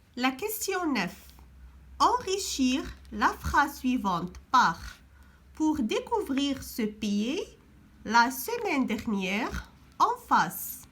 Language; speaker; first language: French; non-native, local second language; Arabic